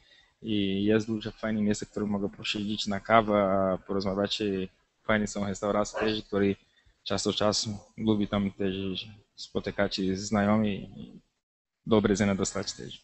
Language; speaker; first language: Polish; non-native, learner; Portuguese